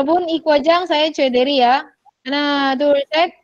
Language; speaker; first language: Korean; non-native, fluent; Indonesian